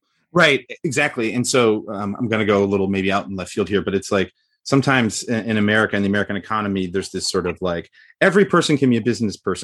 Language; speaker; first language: English; early bilingual, other home language; Spanish